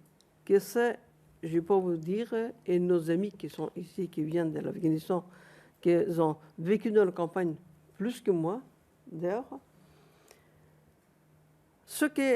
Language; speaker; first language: French; non-native, fluent; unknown